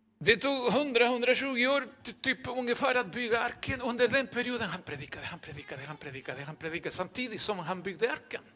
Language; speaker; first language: Swedish; non-native, fluent; Spanish